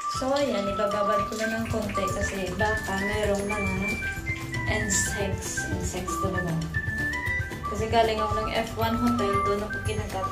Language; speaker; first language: Filipino; non-native, local second language; Hiligaynon